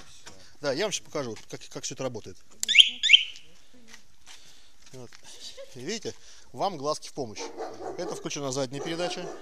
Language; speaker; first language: Russian; native; Russian